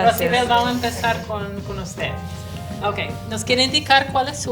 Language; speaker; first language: Spanish; non-native, fluent; English